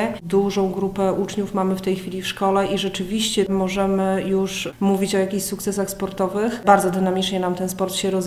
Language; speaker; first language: Polish; native; Polish